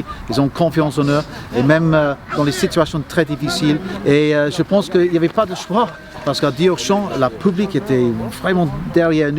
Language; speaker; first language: French; non-native, fluent; English